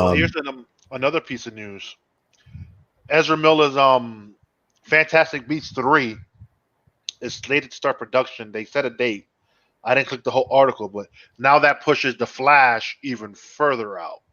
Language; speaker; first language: English; native; English